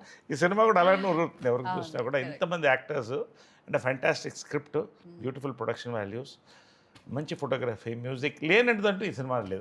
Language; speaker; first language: Telugu; native; Telugu